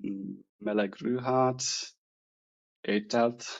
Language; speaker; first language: Hungarian; non-native, learner; English